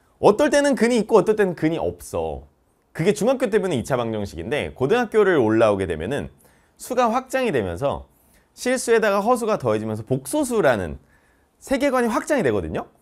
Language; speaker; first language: Korean; native; Korean